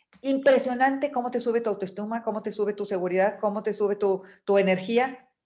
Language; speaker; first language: Spanish; native; Spanish